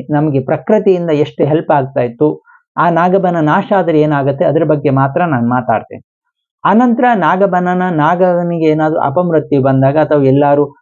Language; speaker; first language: Kannada; non-native, local second language; Tulu